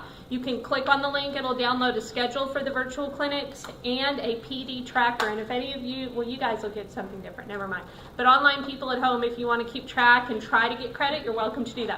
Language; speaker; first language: English; native; English